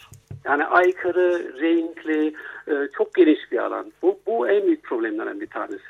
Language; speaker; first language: Turkish; non-native, fluent; German